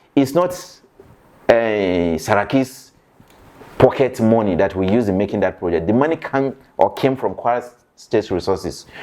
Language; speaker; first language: English; non-native, local second language; Yoruba